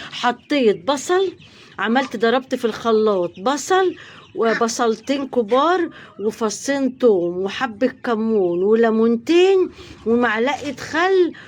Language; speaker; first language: Arabic; native; Arabic